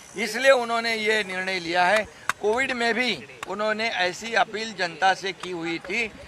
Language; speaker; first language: Hindi; non-native, local second language; Marathi